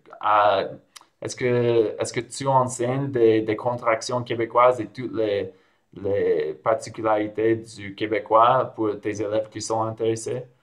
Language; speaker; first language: French; non-native, fluent; English